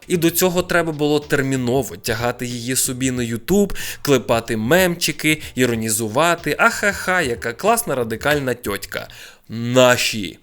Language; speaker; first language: Ukrainian; non-native, local second language; Russian